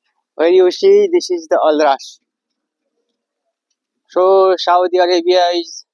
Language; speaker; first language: English; non-native, learner; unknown